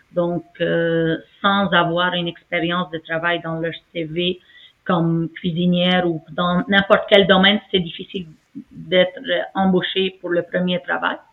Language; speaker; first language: French; non-native, fluent; Arabic